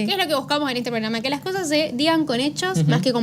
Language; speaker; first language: Spanish; native; Spanish